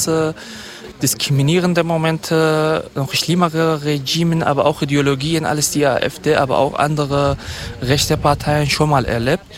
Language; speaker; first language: German; non-native, fluent; Kurdish